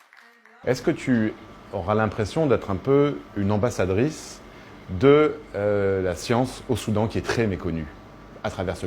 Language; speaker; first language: French; native; French